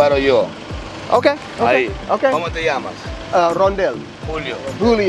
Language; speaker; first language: Spanish; non-native, learner; English